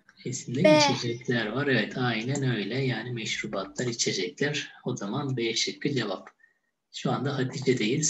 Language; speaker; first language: Turkish; native; Turkish